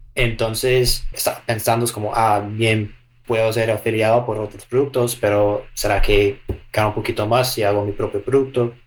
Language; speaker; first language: Spanish; non-native, fluent; English